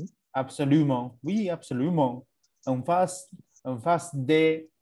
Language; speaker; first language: French; non-native, learner; English